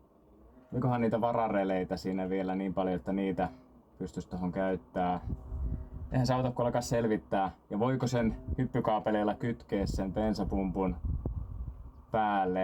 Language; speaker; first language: Finnish; native; Finnish